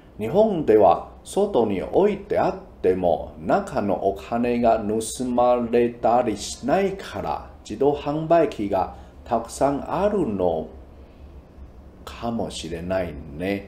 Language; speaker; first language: Japanese; non-native, fluent; Chinese